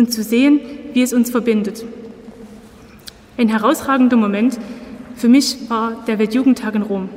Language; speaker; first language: German; native; German